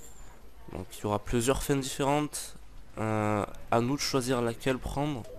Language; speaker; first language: French; native; French